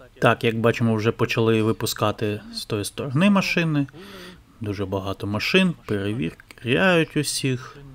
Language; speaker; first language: Ukrainian; non-native, local second language; Russian